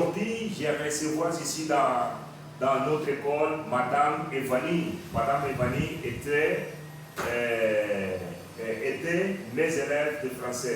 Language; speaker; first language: French; non-native, learner; Portuguese